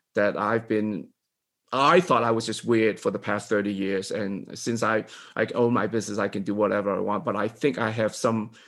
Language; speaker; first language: English; non-native, local second language; Cantonese